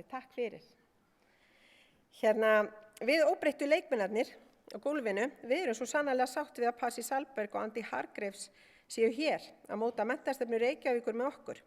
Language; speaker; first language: Icelandic; native; Icelandic